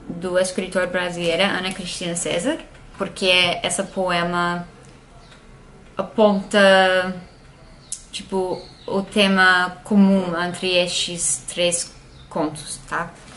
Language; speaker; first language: Portuguese; non-native, fluent; English